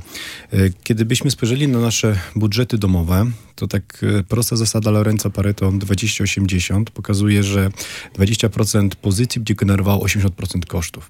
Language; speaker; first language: Polish; native; Polish